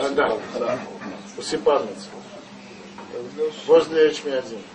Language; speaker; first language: Russian; non-native, local second language; Armenian